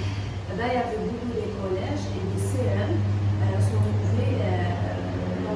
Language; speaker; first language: French; non-native, local second language; Arabic